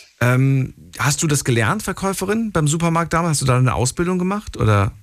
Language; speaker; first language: German; native; German